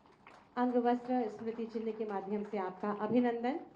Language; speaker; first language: Hindi; native; Hindi